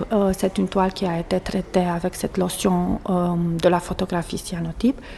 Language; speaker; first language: French; non-native, fluent; Portuguese